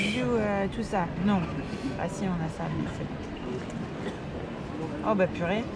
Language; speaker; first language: French; native; French